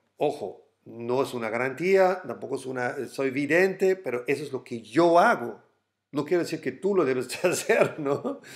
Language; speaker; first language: Spanish; non-native, fluent; German